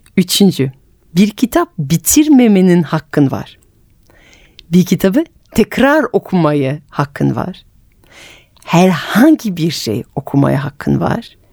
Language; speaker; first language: Turkish; non-native, fluent; French